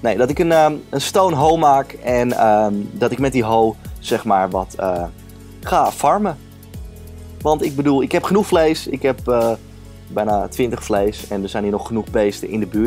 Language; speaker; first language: Dutch; native; Dutch